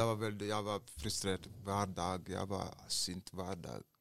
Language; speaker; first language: Norwegian; non-native, learner; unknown